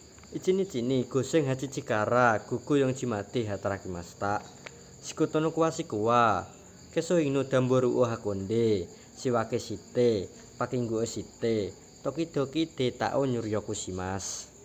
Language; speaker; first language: Japanese; non-native, learner; Indonesian